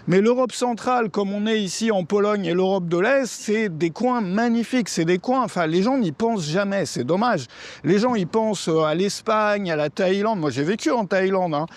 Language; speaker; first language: French; native; French